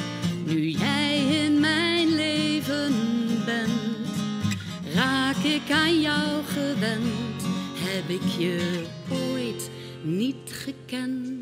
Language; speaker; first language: Dutch; native; Dutch